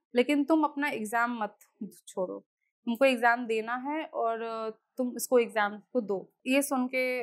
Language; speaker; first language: Hindi; native; Hindi